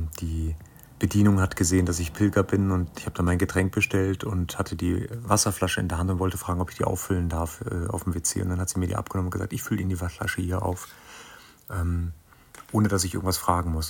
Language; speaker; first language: German; native; German